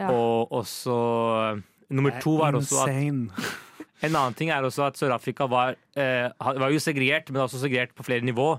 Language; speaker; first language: Norwegian; native; Norwegian